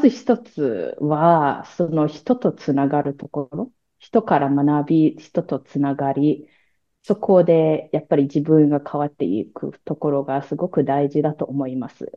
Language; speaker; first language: Japanese; non-native, fluent; Cantonese